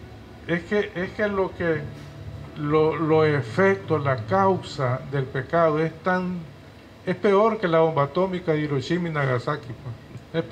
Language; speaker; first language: Spanish; native; Spanish